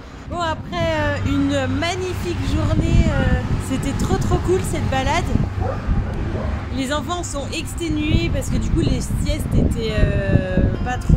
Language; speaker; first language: French; native; French